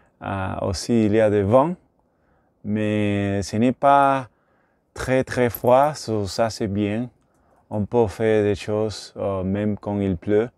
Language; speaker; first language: French; non-native, learner; Spanish